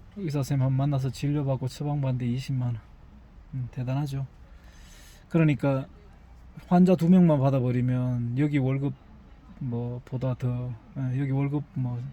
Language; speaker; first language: Korean; native; Korean